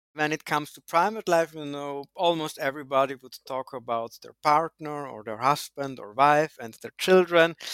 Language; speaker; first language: English; non-native, fluent; German